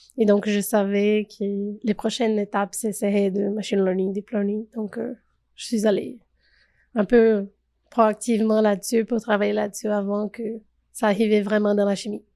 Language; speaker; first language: French; non-native, fluent; Portuguese